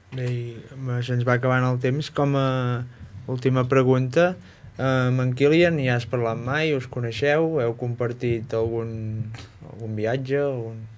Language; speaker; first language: Catalan; native; Catalan